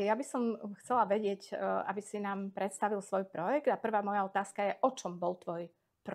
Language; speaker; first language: Slovak; native; Slovak